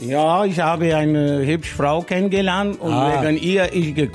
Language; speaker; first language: German; non-native, learner; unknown